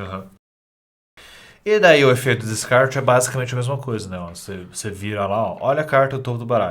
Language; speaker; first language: Portuguese; native; Portuguese